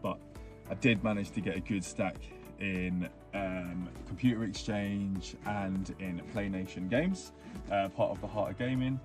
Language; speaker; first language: English; native; English